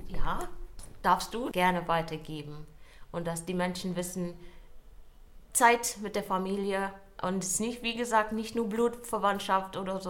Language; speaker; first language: German; non-native, fluent; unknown